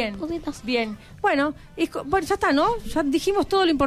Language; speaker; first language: Spanish; native; Spanish